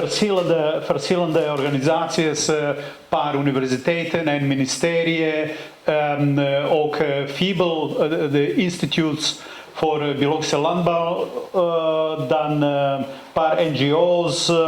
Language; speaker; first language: Dutch; non-native, learner; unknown